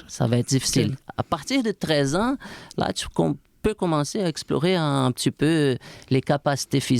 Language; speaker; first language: French; non-native, fluent; Portuguese